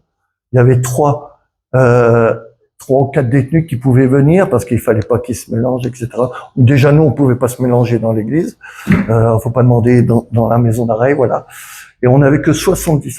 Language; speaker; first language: French; native; French